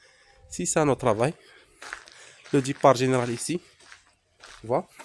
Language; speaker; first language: French; non-native, local second language; Arabic